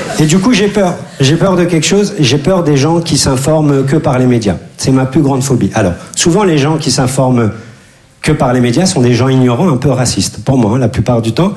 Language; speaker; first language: French; early bilingual, other home language; Turkish